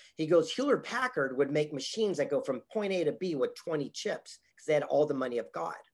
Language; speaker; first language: English; native; English